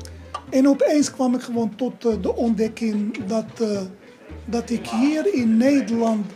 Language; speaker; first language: Dutch; non-native, fluent; Arabic